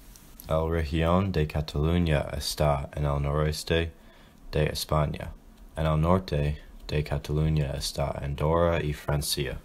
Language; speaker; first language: Spanish; non-native, learner; English